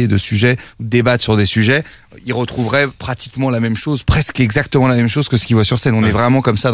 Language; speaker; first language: French; native; French